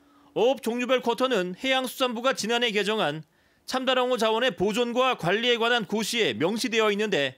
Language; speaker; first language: Korean; native; Korean